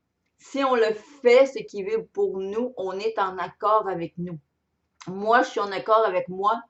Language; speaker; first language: French; native; French